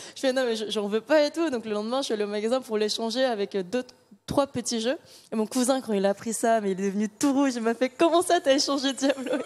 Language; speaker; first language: French; early bilingual, other home language; Korean